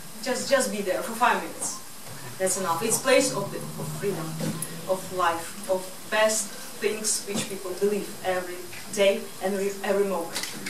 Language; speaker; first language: English; non-native, learner; Ukrainian